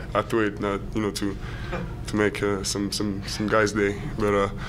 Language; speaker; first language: English; non-native, fluent; French